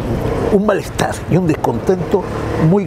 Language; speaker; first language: Spanish; native; Spanish